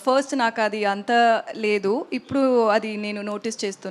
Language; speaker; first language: Telugu; non-native, learner; Tamil